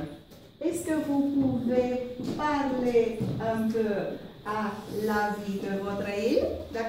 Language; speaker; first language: French; non-native, fluent; Romanian